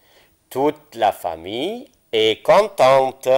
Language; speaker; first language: French; non-native, fluent; Arabic